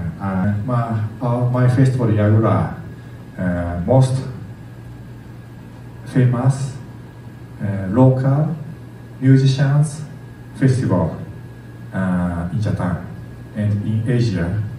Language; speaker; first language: English; non-native, learner; Japanese